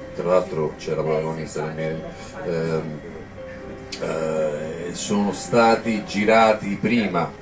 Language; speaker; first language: Italian; native; Italian